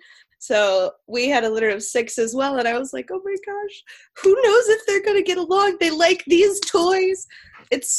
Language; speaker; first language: English; native; English